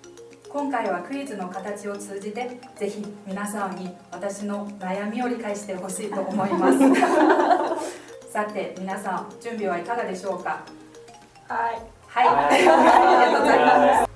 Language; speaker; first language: Japanese; non-native, fluent; Chinese